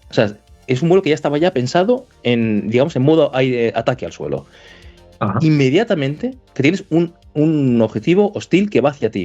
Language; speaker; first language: Spanish; native; Spanish